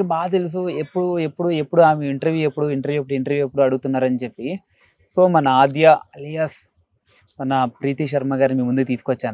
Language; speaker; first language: Telugu; native; Telugu